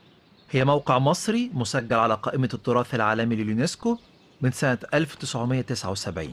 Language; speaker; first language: Arabic; native; Arabic